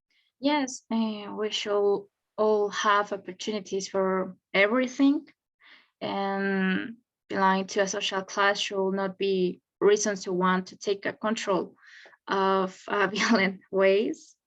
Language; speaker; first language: English; non-native, learner; Spanish